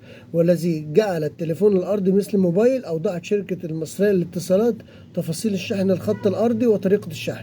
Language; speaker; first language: Arabic; native; Arabic